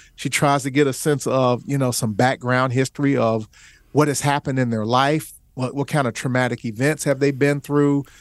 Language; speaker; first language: English; native; English